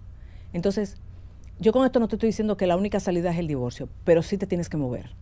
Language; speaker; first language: Spanish; native; Spanish